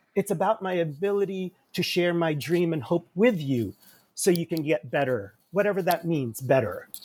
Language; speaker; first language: English; native; English